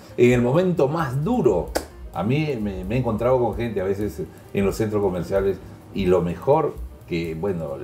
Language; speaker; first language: Spanish; native; Spanish